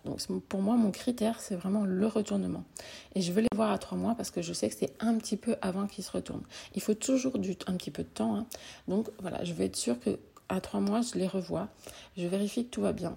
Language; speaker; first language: French; native; French